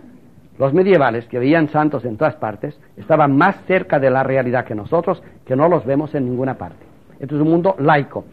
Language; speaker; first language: Spanish; native; Spanish